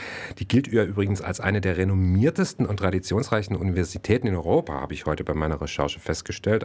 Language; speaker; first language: German; native; German